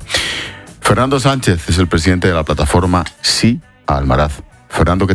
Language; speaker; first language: Spanish; native; Spanish